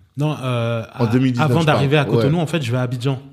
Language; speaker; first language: French; native; French